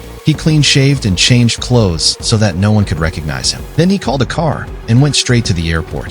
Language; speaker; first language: English; non-native, local second language; Hindi